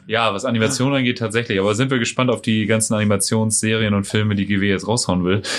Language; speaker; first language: German; native; German